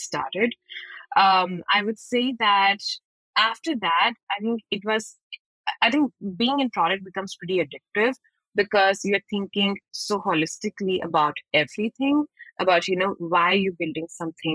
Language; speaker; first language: English; non-native, local second language; Hindi